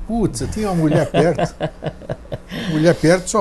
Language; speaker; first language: Portuguese; native; Portuguese